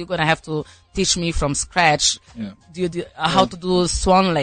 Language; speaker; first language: English; non-native, fluent; Portuguese